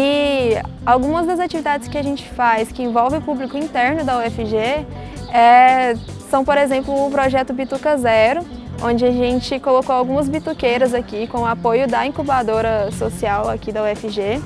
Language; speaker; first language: Portuguese; native; Portuguese